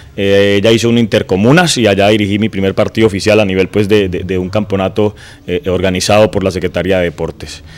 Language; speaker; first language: Spanish; native; Spanish